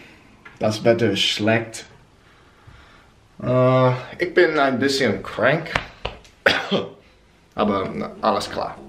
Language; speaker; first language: German; non-native, learner; English